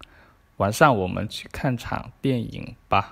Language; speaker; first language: Chinese; non-native, fluent; Khmer